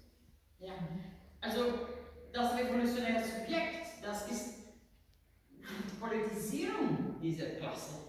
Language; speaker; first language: German; non-native, learner; Dutch